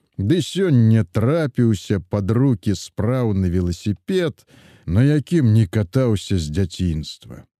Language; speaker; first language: Belarusian; native; Belarusian